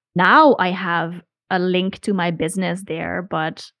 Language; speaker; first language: English; non-native, fluent; Dutch